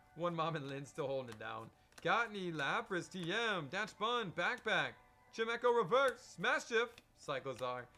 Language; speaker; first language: English; native; English